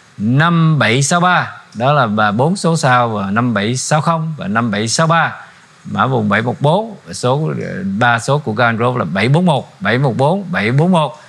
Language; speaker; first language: Vietnamese; native; Vietnamese